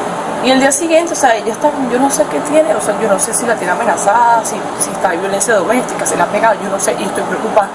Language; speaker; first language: Spanish; native; Spanish